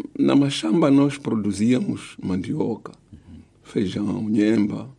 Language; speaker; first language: Portuguese; non-native, local second language; Tsonga